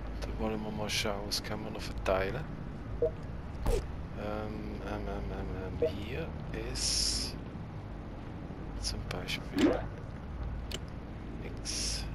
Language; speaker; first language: German; native; German